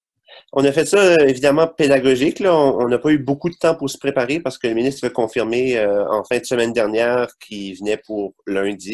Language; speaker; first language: French; native; French